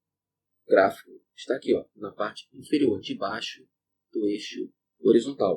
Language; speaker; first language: Portuguese; native; Portuguese